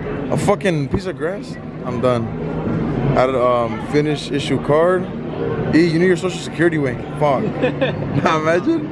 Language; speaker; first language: English; early bilingual, other home language; Spanish